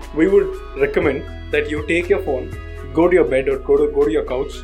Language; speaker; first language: English; non-native, local second language; Tamil